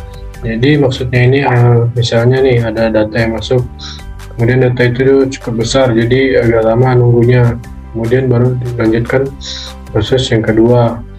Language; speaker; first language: Indonesian; native; Indonesian